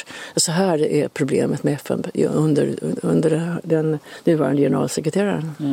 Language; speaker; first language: Swedish; native; Swedish